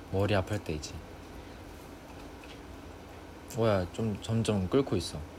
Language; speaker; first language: Korean; native; Korean